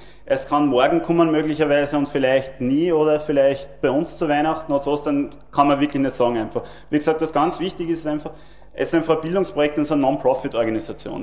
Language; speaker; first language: German; native; German